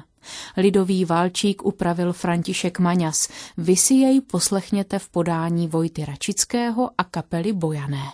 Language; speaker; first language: Czech; native; Czech